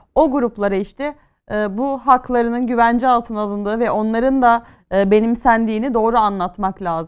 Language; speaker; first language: Turkish; native; Turkish